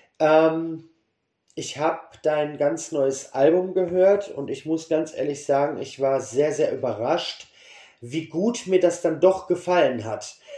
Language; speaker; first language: German; native; German